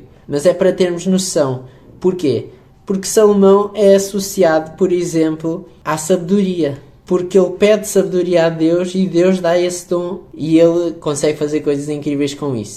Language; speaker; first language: Portuguese; native; Portuguese